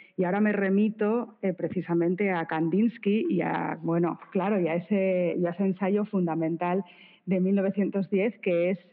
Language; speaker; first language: Spanish; native; Spanish